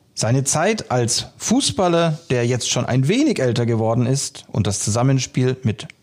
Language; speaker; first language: German; native; German